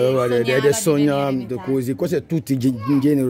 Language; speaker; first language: Italian; non-native, learner; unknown